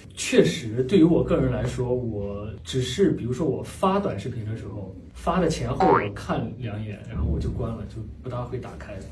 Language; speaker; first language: Chinese; native; Chinese